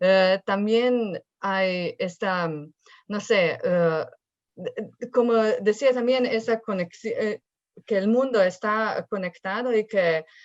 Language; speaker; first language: Spanish; non-native, fluent; Slovenian